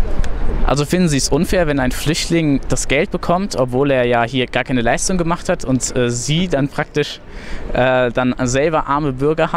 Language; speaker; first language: German; native; German